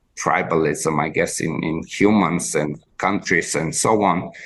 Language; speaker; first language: English; non-native, fluent; Bulgarian